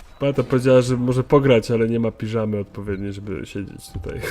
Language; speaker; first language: Polish; native; Polish